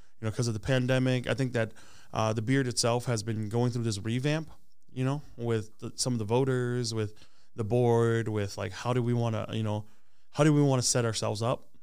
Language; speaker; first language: English; early bilingual, other home language; Hmong